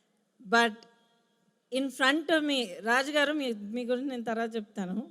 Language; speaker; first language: Telugu; native; Telugu